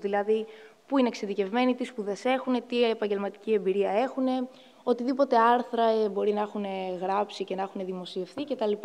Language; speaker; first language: Greek; native; Greek